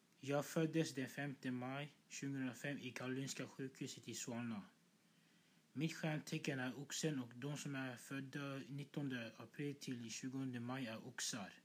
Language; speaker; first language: Swedish; early bilingual, other home language; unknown